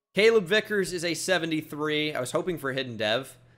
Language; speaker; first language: English; native; English